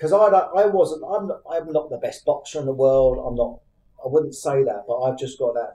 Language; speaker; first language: English; native; English